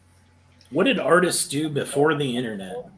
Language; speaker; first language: English; native; English